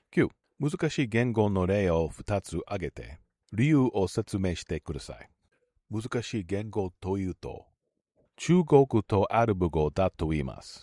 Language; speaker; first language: Japanese; non-native, learner; English